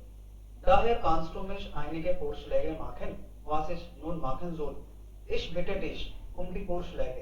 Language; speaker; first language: German; non-native, learner; Hindi